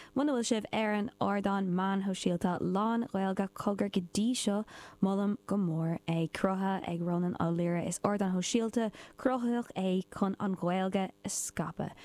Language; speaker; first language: Irish; non-native, local second language; English